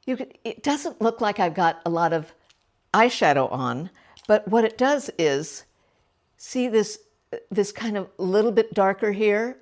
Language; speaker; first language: English; native; English